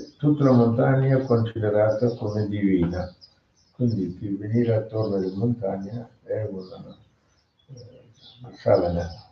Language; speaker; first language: Italian; non-native, fluent; Tamil